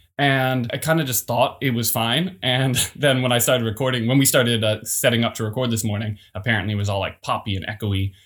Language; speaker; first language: English; native; English